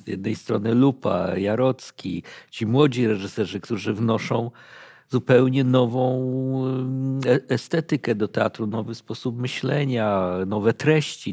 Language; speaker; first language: Polish; native; Polish